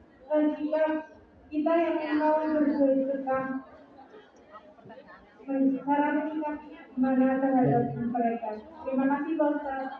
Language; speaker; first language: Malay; non-native, local second language; Javanese